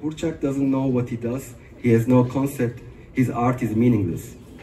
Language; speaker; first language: English; non-native, fluent; Turkish